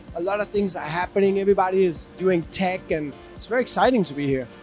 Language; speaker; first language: English; non-native, fluent; Danish